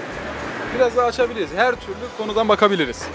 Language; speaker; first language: Turkish; native; Turkish